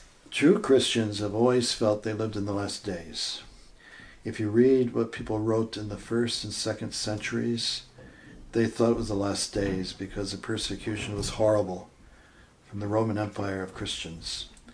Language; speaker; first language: English; native; English